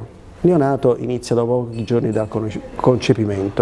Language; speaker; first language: Italian; native; Italian